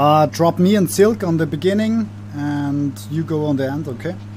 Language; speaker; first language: English; non-native, fluent; German